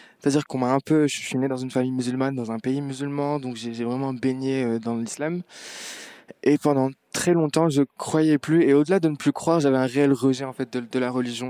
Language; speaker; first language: French; non-native, local second language; Arabic